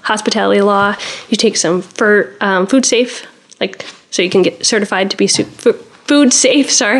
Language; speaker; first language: English; native; English